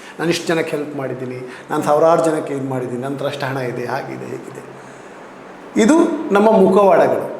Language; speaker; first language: Kannada; native; Kannada